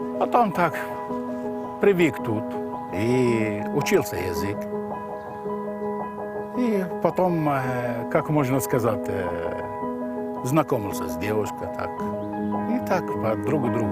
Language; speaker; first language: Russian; non-native, learner; Arabic